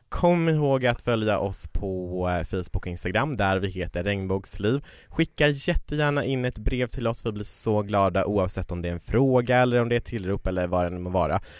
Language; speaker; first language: Swedish; native; Swedish